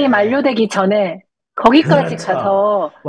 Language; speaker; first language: Korean; native; Korean